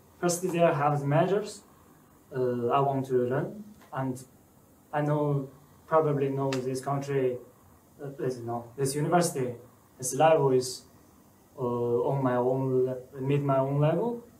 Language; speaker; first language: English; non-native, learner; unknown